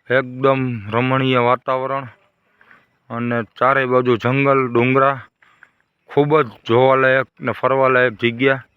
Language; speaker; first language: Gujarati; native; Gujarati